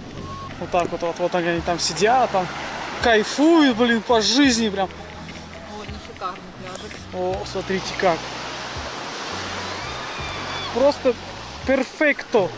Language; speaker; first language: Russian; native; Russian